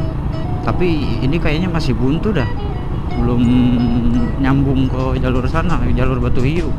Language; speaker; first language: Indonesian; non-native, local second language; Sundanese